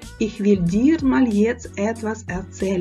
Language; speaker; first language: German; non-native, fluent; Ukrainian